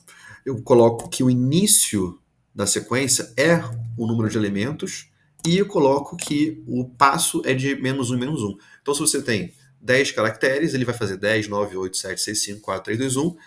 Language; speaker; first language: Portuguese; native; Portuguese